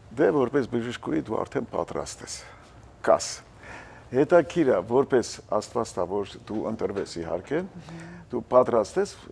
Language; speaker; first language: Armenian; native; Armenian